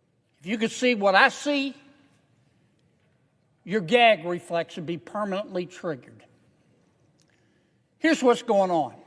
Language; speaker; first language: English; native; English